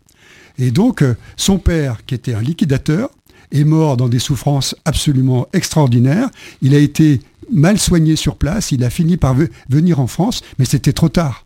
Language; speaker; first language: French; native; French